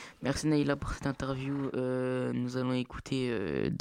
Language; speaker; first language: French; native; French